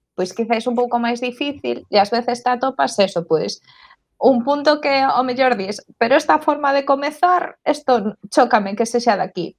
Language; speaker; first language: Galician; non-native, local second language; Spanish